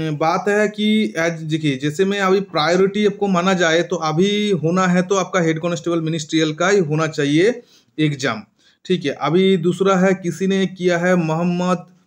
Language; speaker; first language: Hindi; non-native, local second language; Bangla